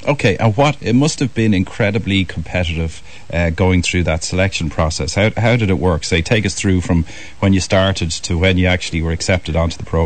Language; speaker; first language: English; native; English